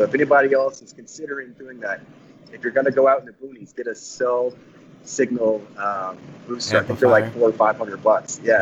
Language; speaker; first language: English; native; English